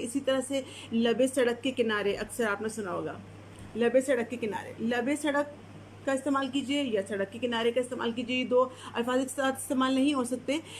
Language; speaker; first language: Urdu; native; Urdu